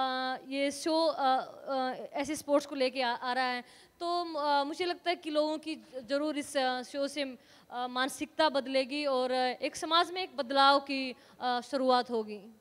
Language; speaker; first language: Hindi; native; Hindi